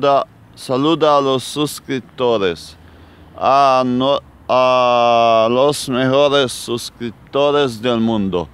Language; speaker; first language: Spanish; non-native, fluent; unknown